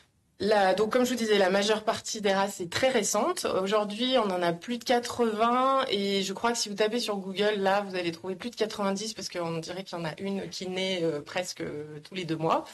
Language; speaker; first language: French; native; French